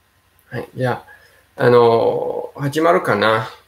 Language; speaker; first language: Japanese; non-native, fluent; Danish